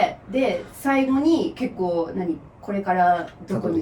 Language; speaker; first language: Japanese; non-native, fluent; English